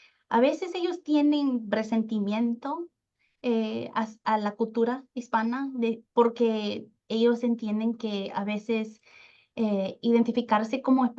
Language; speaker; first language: Spanish; early bilingual, heritage; Spanish